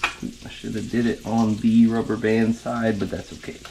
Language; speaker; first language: English; native; English